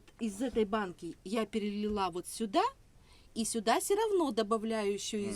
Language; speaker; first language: Russian; native; Russian